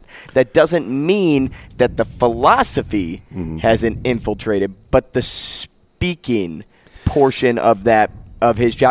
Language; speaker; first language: English; native; English